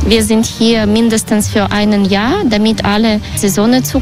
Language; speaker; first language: German; non-native, learner; Russian